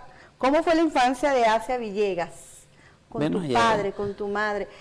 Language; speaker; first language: Spanish; native; Spanish